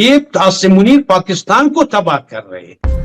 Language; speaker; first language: Hindi; non-native, learner; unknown